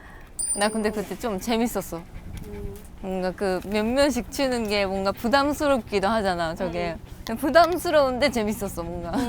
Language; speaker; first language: Korean; non-native, fluent; Japanese